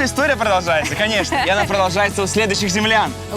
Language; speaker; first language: Russian; native; Russian